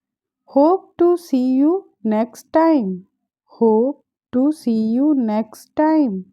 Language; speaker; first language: English; non-native, fluent; Hindi